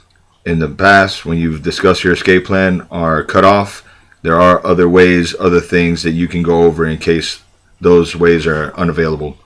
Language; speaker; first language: English; native; English